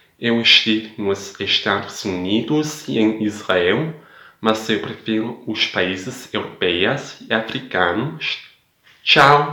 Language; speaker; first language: Portuguese; non-native, learner; Danish